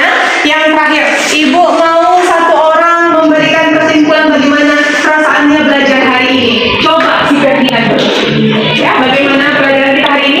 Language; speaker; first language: Indonesian; native; Indonesian